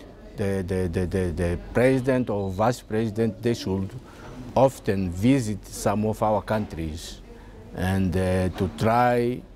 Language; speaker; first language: English; non-native, fluent; Portuguese